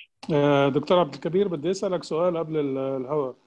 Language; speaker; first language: Arabic; native; Arabic